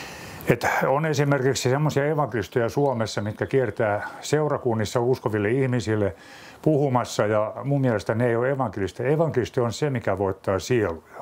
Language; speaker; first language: Finnish; native; Finnish